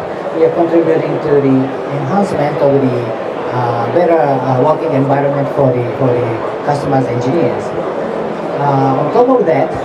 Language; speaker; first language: English; non-native, fluent; Japanese